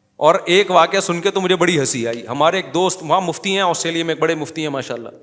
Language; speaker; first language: Urdu; native; Urdu